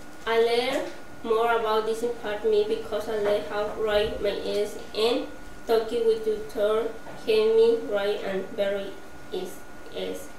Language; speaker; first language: English; non-native, learner; Spanish